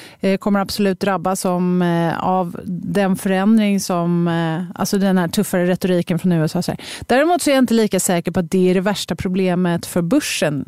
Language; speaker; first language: Swedish; native; Swedish